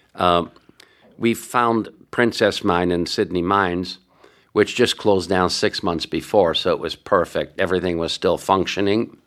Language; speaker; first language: English; early bilingual, other home language; Hungarian